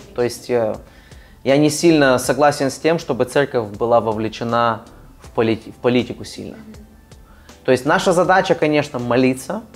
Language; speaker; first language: Russian; early bilingual, other home language; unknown